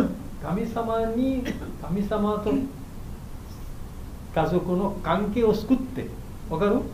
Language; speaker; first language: Japanese; non-native, learner; Bangla